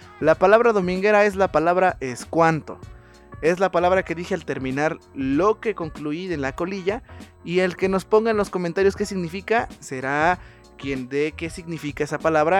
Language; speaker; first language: Spanish; native; Spanish